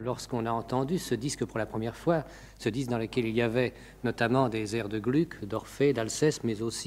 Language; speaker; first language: French; native; French